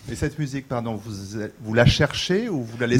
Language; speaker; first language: French; native; French